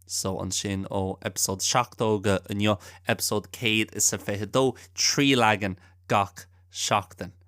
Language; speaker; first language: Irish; non-native, local second language; English